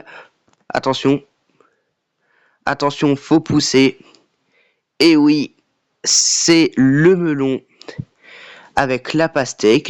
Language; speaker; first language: French; native; French